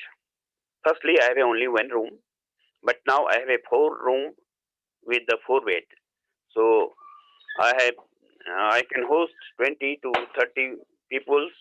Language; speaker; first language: English; non-native, learner; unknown